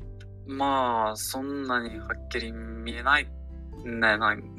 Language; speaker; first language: Japanese; non-native, learner; Ukrainian